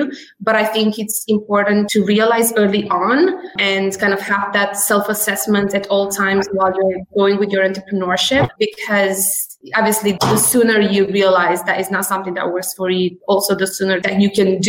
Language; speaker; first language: English; native; English